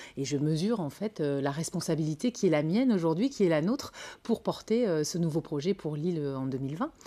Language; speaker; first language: French; native; French